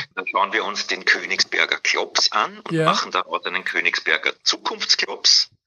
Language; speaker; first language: German; native; German